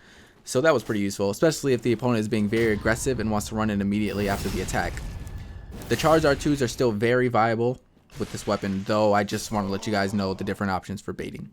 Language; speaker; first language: English; native; English